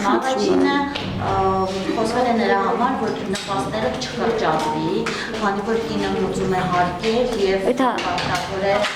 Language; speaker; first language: Armenian; native; Armenian